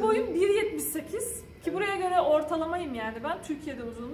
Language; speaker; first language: Turkish; native; Turkish